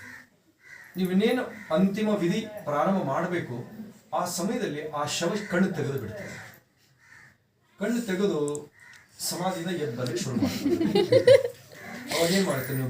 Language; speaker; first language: Kannada; native; Kannada